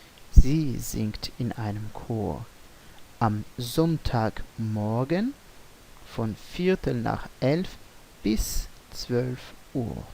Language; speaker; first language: German; non-native, fluent; French